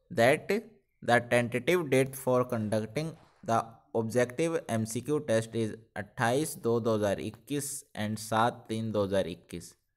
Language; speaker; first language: Hindi; native; Hindi